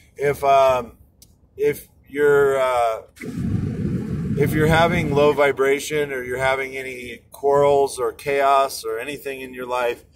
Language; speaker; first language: English; native; English